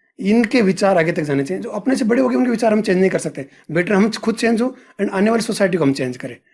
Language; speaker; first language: Hindi; native; Hindi